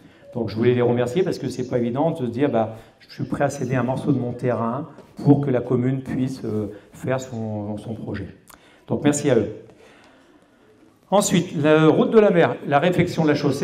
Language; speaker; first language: French; native; French